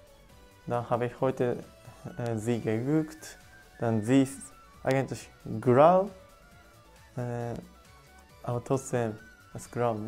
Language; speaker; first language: German; non-native, learner; Japanese